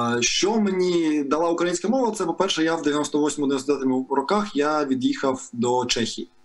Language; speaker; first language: Ukrainian; non-native, local second language; Russian